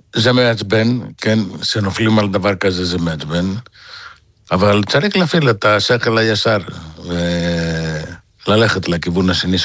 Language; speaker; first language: Hebrew; non-native, fluent; Greek